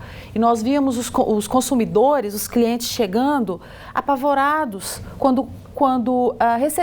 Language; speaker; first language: Portuguese; native; Portuguese